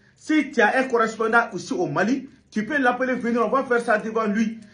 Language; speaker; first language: French; non-native, local second language; Bambara